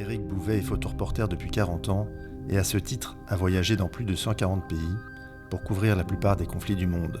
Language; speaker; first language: French; native; French